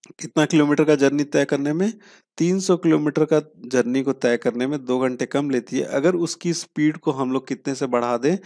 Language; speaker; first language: Hindi; native; Hindi